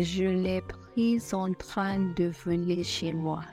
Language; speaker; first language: French; non-native, learner; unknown